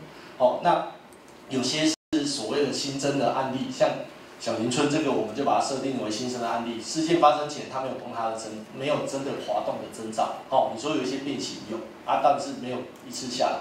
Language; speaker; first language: Chinese; native; Chinese